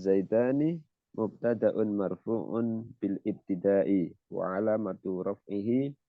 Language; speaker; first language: Arabic; non-native, learner; Indonesian